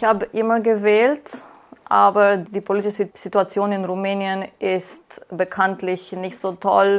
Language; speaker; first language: German; non-native, fluent; Romanian